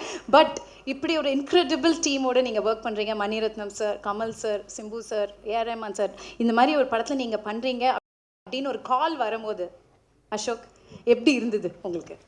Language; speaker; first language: Tamil; native; Tamil